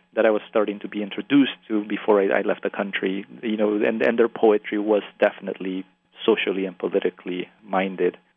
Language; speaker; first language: English; early bilingual, other home language; Spanish